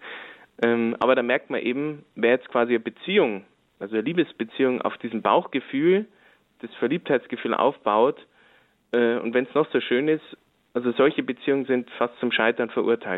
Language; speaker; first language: German; native; German